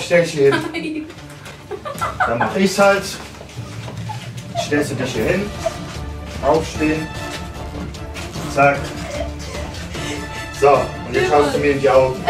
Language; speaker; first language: German; native; German